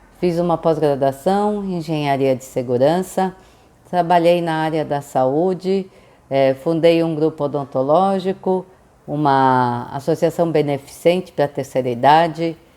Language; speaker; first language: Portuguese; early bilingual, other home language; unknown